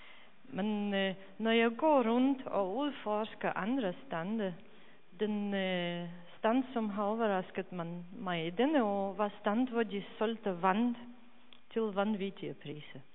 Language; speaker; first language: Danish; non-native, fluent; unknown